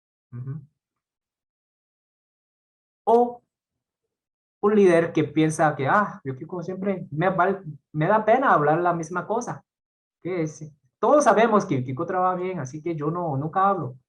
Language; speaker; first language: Spanish; non-native, fluent; Korean